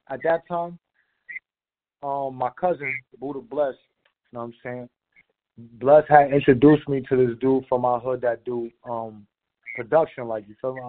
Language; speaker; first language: English; native; English